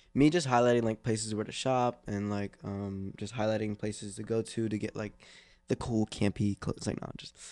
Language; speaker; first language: English; native; English